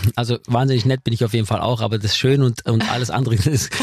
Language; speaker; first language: German; native; German